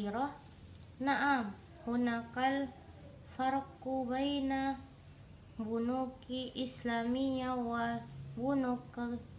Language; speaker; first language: Arabic; non-native, learner; Indonesian